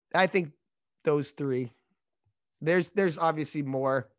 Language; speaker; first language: English; native; English